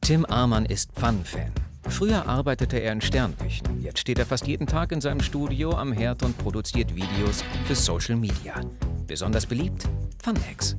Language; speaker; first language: German; native; German